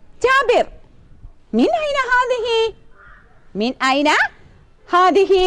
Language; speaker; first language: Arabic; non-native, fluent; Malayalam